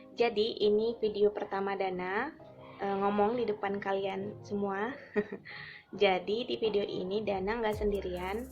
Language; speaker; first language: Indonesian; native; Indonesian